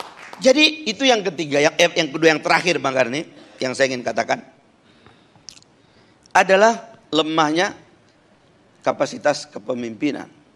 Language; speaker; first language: Indonesian; native; Indonesian